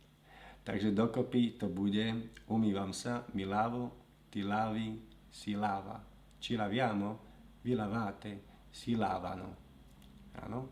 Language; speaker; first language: Italian; non-native, fluent; Slovak